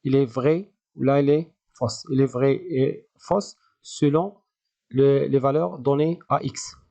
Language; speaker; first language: French; non-native, local second language; Arabic